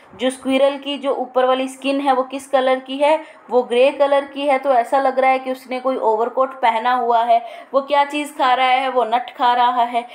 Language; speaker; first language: Hindi; native; Hindi